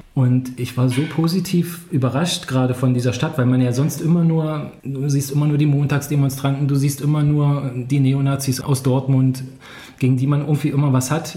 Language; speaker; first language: German; native; German